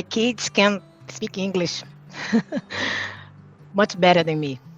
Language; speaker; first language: English; non-native, learner; Portuguese